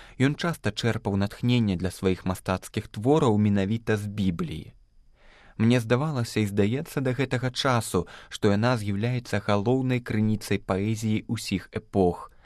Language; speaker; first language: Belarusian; native; Belarusian